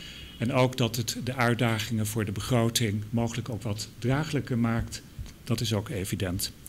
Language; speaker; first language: Dutch; native; Dutch